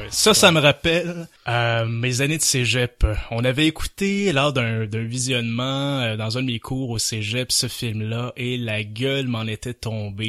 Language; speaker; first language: French; native; French